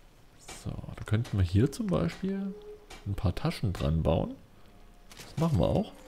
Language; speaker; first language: German; native; German